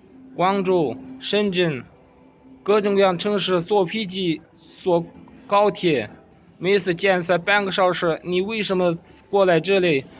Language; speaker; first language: Chinese; non-native, local second language; Kazakh